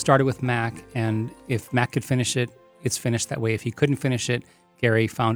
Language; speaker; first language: English; native; English